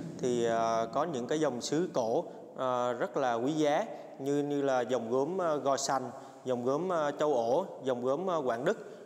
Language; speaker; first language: Vietnamese; native; Vietnamese